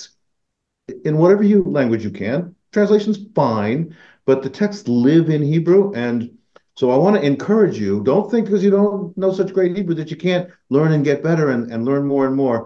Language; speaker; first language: English; native; English